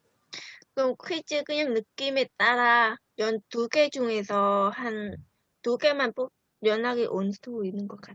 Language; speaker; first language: Korean; non-native, fluent; Vietnamese